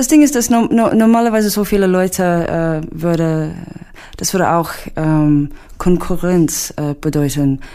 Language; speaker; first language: German; non-native, learner; English